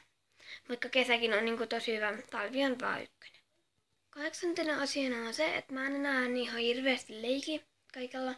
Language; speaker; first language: Finnish; native; Finnish